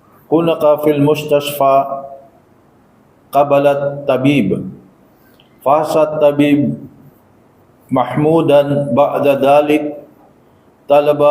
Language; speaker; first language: Arabic; non-native, learner; Filipino